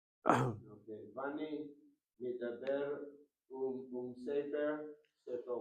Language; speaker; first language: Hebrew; non-native, learner; English